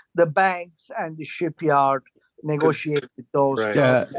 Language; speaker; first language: English; non-native, fluent; Turkish